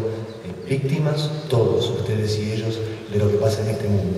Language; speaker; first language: Spanish; native; Spanish